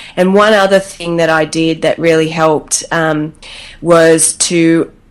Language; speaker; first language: English; native; English